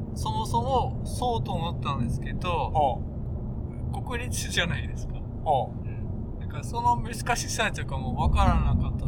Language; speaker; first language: Japanese; non-native, fluent; Dutch